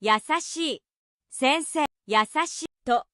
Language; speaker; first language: Japanese; non-native, learner; English